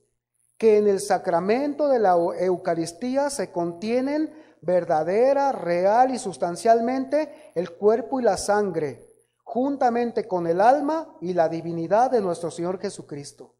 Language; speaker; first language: Spanish; native; Spanish